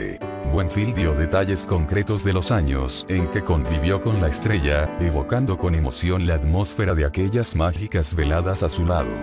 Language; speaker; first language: Spanish; native; Spanish